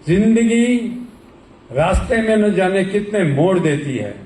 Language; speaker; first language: Hindi; non-native, local second language; Marathi